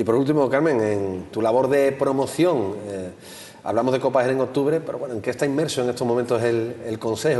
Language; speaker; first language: Spanish; native; Spanish